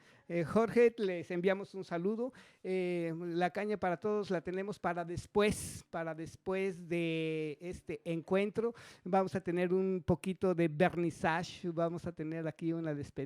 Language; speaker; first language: Spanish; native; Spanish